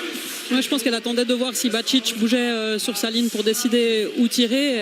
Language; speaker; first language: French; native; French